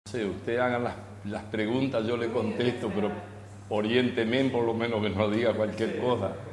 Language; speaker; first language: Spanish; native; Spanish